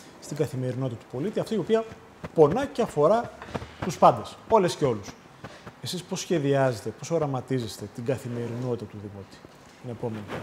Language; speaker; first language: Greek; native; Greek